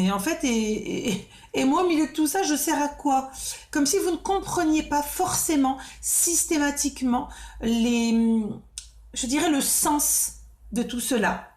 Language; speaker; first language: French; native; French